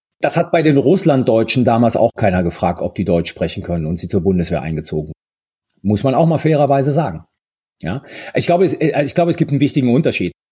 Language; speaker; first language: German; early bilingual, other home language; Italian